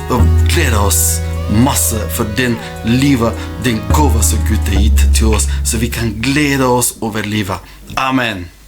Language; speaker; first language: Norwegian; non-native, fluent; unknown